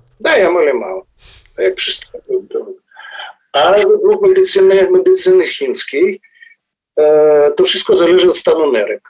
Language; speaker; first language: Polish; non-native, fluent; Ukrainian